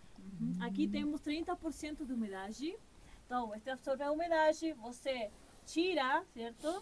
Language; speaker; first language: Portuguese; non-native, learner; Spanish